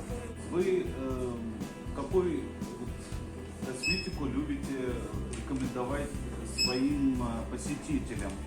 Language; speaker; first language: Russian; non-native, fluent; Hindi